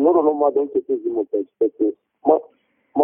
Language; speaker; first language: Italian; non-native, learner; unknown